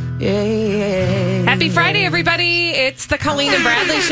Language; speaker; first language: English; native; English